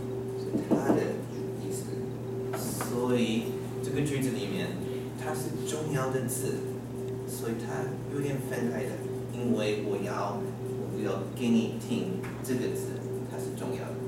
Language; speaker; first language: Chinese; non-native, fluent; English